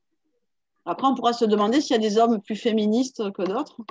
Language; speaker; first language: French; native; French